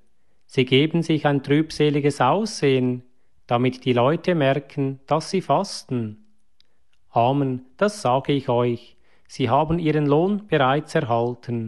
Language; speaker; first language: German; native; German